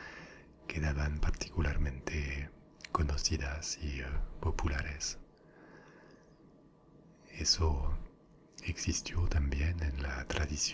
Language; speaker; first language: Spanish; non-native, fluent; French